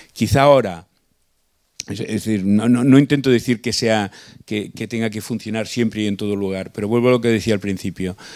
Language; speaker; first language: Spanish; non-native, local second language; Catalan